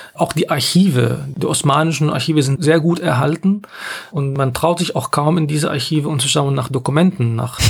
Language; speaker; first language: German; non-native, fluent; Arabic